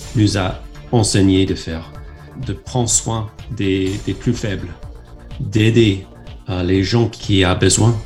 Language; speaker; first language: French; non-native, fluent; English